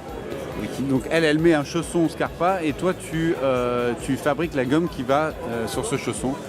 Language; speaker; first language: French; native; French